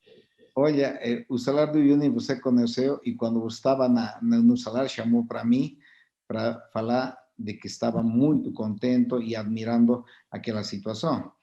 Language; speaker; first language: Portuguese; non-native, fluent; Spanish